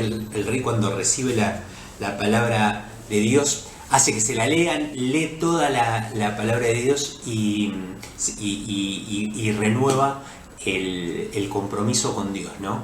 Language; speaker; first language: Spanish; native; Spanish